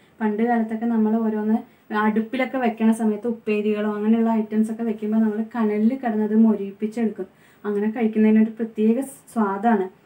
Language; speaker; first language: Malayalam; non-native, local second language; Konkani